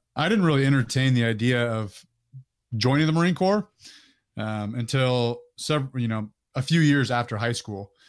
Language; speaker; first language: English; native; English